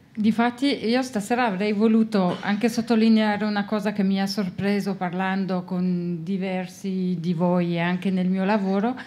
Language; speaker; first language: Italian; non-native, local second language; French